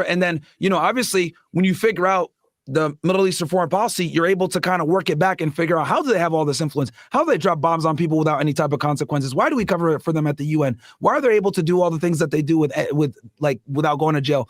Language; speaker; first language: English; native; English